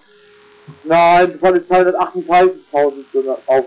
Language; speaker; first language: German; non-native, local second language; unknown